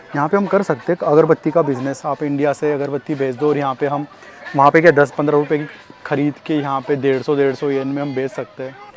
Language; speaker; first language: Hindi; native; Hindi